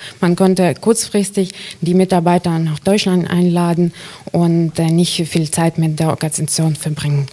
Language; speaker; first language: German; non-native, fluent; Ukrainian